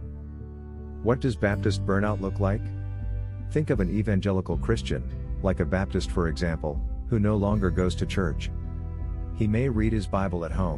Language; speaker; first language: English; native; English